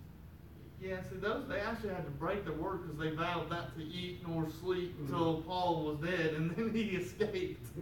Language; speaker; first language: English; native; English